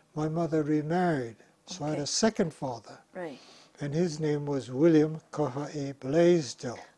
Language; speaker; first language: English; native; English